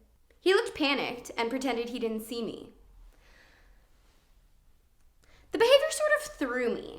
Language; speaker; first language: English; native; English